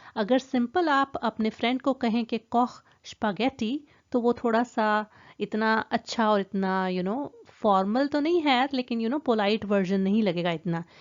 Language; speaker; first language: Urdu; native; Urdu